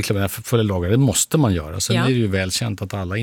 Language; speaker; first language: Swedish; native; Swedish